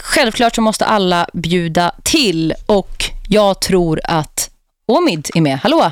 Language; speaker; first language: Swedish; native; Swedish